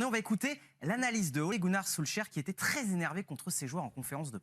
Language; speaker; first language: French; native; French